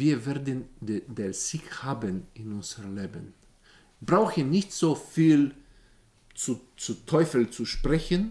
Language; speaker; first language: German; non-native, learner; Bulgarian